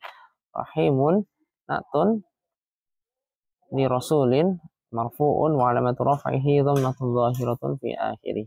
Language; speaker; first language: Arabic; non-native, fluent; Indonesian